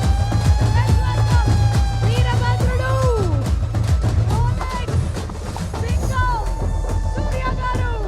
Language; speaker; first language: Telugu; native; Telugu